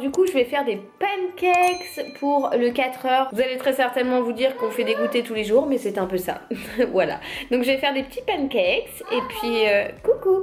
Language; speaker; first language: French; native; French